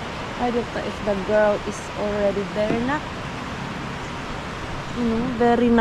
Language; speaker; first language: English; non-native, local second language; Filipino